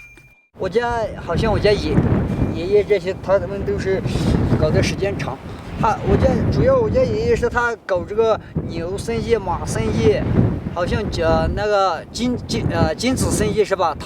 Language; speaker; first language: Chinese; native; Chinese